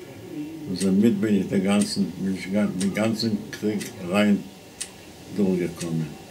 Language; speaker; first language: German; non-native, fluent; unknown